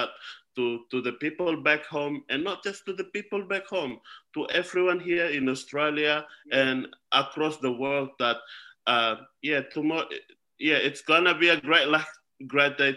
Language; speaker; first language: English; non-native, fluent; Indonesian